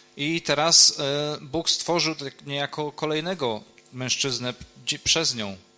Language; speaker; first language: Polish; native; Polish